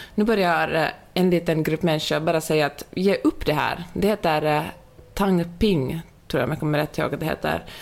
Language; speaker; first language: Swedish; native; Swedish